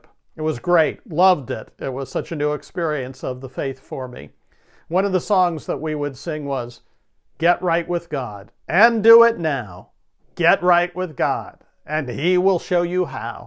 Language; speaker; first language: English; native; English